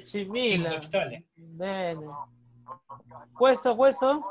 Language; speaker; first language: Italian; non-native, fluent; Spanish